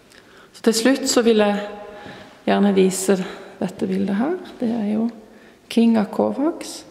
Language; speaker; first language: Norwegian; non-native, fluent; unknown